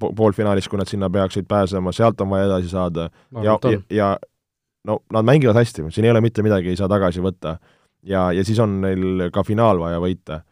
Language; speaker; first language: Estonian; native; Estonian